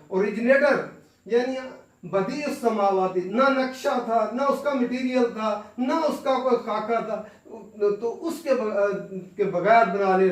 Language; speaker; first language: Urdu; native; Urdu